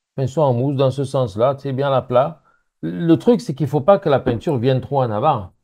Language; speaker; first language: French; native; French